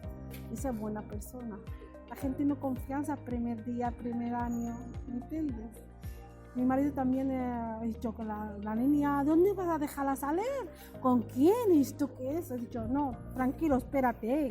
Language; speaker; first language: Spanish; non-native, learner; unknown